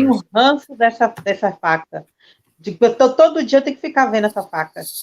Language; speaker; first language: Portuguese; native; Portuguese